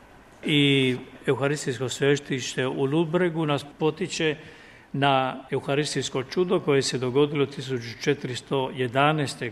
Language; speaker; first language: Croatian; native; Croatian